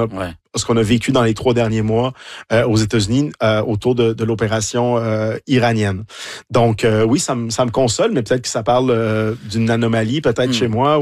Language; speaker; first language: French; native; French